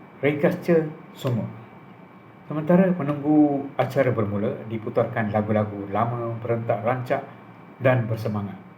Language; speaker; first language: Malay; non-native, local second language; Tamil